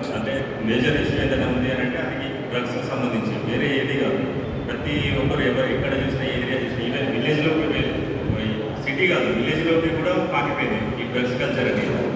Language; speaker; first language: Telugu; native; Telugu